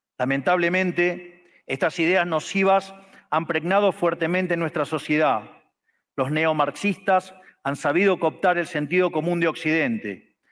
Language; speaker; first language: Spanish; native; Spanish